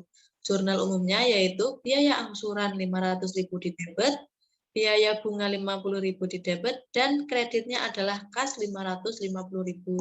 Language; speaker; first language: Indonesian; native; Indonesian